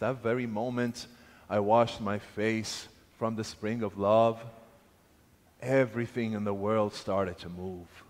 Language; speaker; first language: English; non-native, fluent; Persian